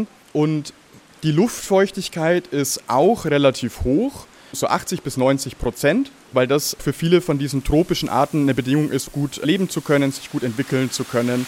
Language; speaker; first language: German; native; German